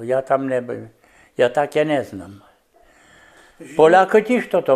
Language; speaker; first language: Polish; non-native, local second language; Rusyn